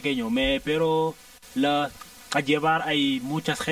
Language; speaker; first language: Spanish; non-native, learner; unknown